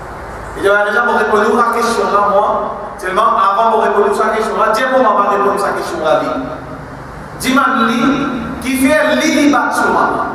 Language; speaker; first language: French; non-native, local second language; Morisyen